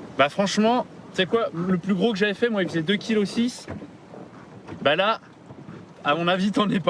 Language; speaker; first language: French; native; French